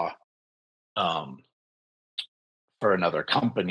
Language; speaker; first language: English; native; English